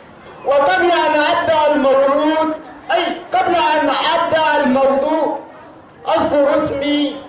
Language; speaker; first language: Arabic; non-native, learner; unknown